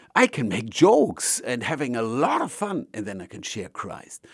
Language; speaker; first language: English; non-native, fluent; German